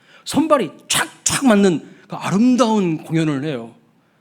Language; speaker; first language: Korean; native; Korean